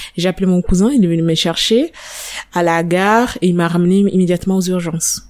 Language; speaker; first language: French; non-native, fluent; Italian